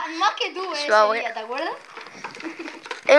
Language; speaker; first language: Spanish; native; Spanish